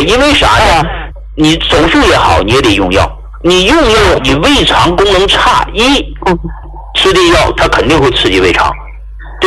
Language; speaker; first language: Chinese; native; Chinese